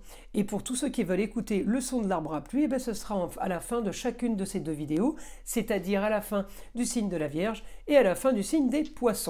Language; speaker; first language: French; native; French